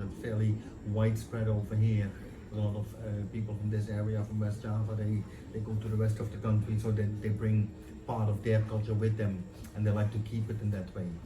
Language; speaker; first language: English; non-native, fluent; Dutch